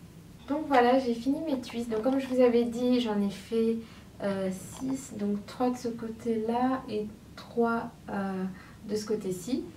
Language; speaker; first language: French; native; French